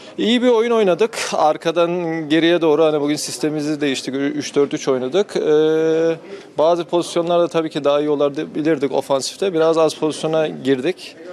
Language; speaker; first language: Turkish; early bilingual, heritage; Turkish